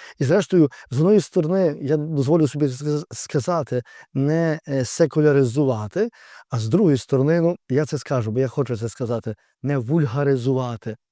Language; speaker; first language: Ukrainian; native; Ukrainian